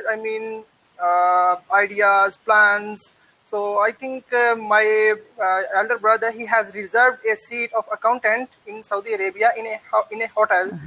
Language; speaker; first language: English; non-native, learner; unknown